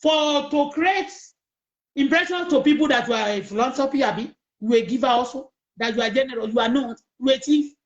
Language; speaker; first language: English; non-native, local second language; Yoruba